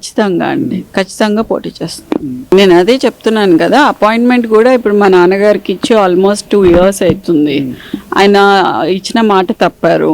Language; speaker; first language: Telugu; native; Telugu